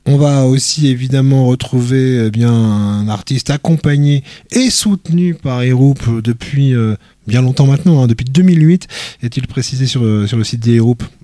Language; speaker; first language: French; native; French